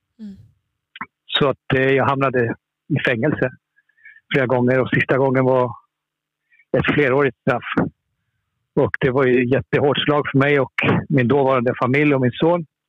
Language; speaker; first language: Swedish; early bilingual, other home language; Spanish